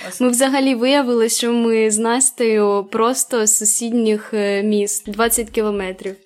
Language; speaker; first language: Ukrainian; native; Ukrainian